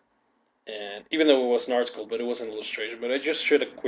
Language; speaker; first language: English; non-native, fluent; Spanish